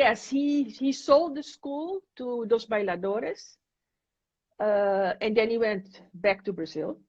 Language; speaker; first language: English; non-native, fluent; Dutch